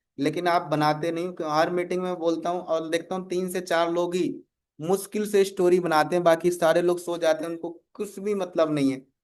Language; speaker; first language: Hindi; native; Hindi